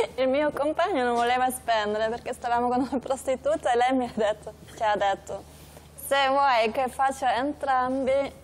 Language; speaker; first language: Italian; non-native, fluent; Dutch